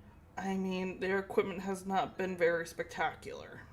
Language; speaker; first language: English; native; English